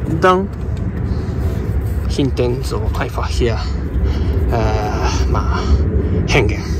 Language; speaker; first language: German; non-native, learner; Japanese